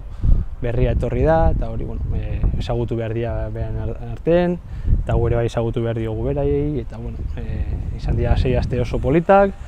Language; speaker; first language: Basque; non-native, local second language; Spanish